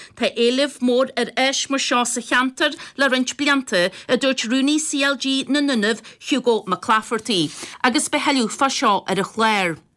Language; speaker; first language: Irish; native; Irish